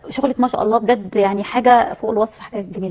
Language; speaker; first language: Arabic; native; Arabic